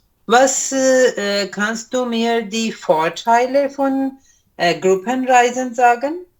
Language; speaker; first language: German; non-native, learner; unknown